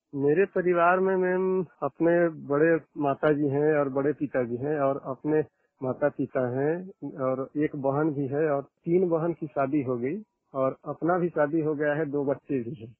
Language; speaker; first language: Hindi; non-native, local second language; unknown